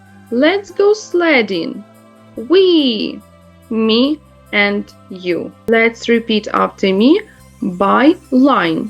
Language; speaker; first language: English; non-native, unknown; Ukrainian